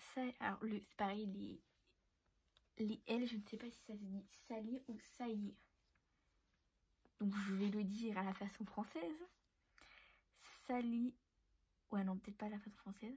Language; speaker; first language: French; native; French